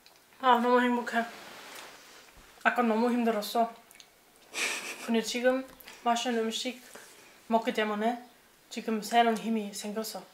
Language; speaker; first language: Korean; non-native, fluent; German